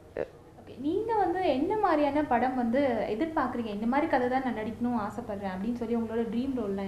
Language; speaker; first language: Tamil; native; Tamil